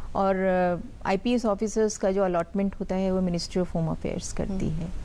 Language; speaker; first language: Hindi; native; Hindi